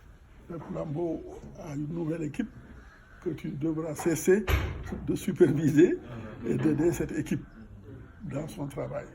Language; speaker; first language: French; non-native, local second language; Fula